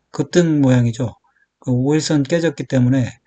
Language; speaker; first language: Korean; native; Korean